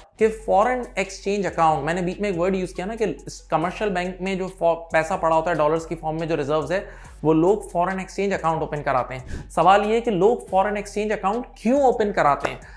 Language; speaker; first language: Urdu; native; Urdu